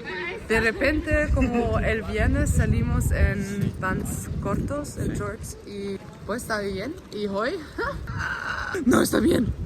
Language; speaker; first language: Spanish; non-native, fluent; German